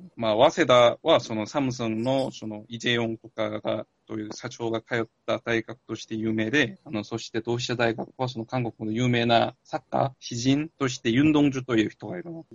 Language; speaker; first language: Japanese; non-native, fluent; Korean